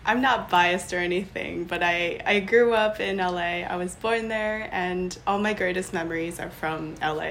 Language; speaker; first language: English; native; English